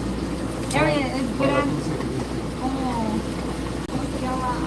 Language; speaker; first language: Spanish; non-native, learner; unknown